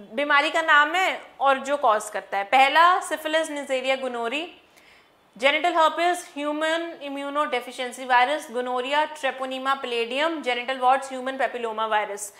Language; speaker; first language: Hindi; non-native, local second language; Punjabi